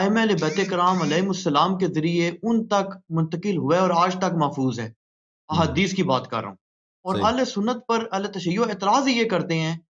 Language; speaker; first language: Urdu; native; Urdu